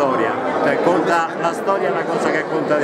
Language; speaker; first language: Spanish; non-native, learner; Italian